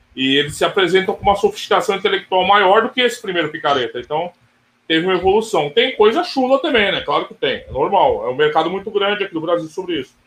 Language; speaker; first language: Portuguese; native; Portuguese